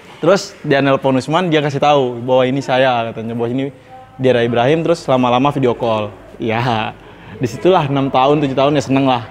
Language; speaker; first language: Indonesian; native; Indonesian